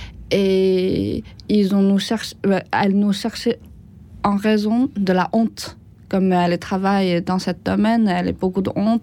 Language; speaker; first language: French; non-native, learner; Chinese